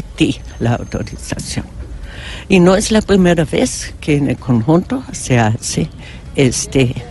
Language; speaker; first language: Spanish; non-native, fluent; German